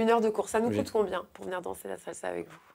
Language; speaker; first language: French; native; French